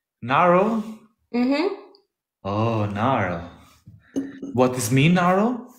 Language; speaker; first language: English; non-native, learner; Albanian